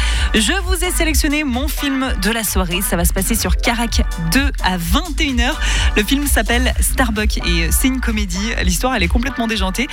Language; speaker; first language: French; native; French